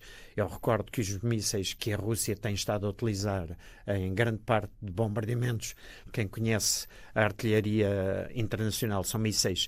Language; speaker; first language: Portuguese; native; Portuguese